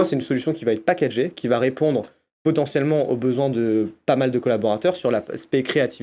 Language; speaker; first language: French; native; French